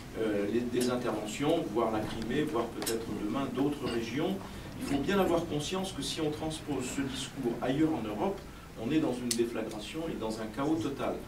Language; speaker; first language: French; native; French